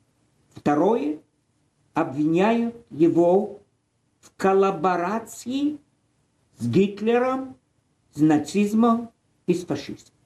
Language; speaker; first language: Russian; non-native, fluent; Polish